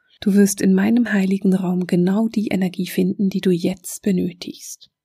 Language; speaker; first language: German; native; German